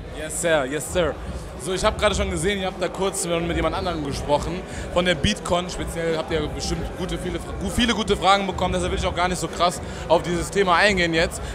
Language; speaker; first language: German; early bilingual, other home language; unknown